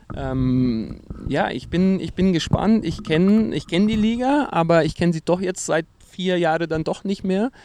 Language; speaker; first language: German; non-native, fluent; Portuguese